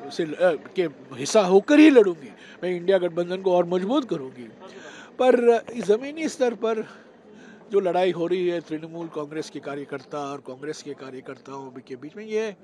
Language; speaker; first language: Hindi; non-native, local second language; Tamil